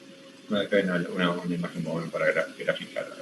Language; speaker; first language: Spanish; native; Spanish